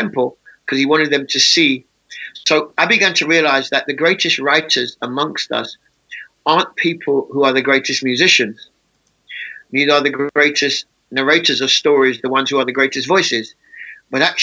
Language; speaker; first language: English; native; English